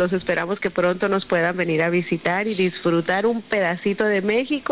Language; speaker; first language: Spanish; native; Spanish